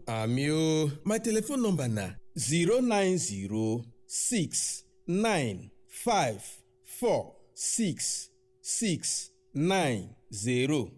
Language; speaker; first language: Nigerian Pidgin; non-native, local second language; Yoruba